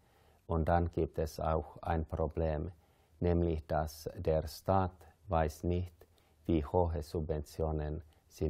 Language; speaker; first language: German; non-native, fluent; Finnish